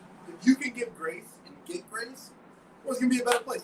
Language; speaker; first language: English; native; English